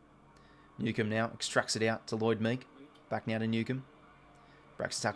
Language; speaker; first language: English; native; English